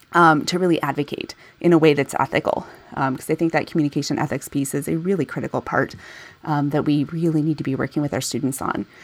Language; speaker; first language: English; native; English